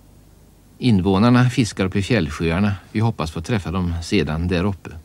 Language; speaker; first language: Swedish; native; Swedish